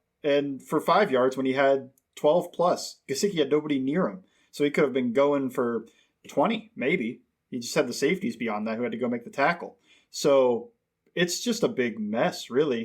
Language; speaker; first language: English; native; English